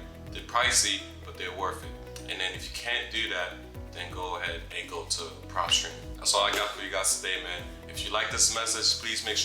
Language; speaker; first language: English; native; English